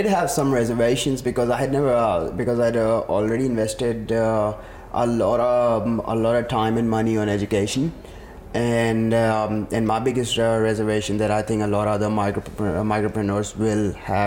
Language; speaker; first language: English; non-native, local second language; Urdu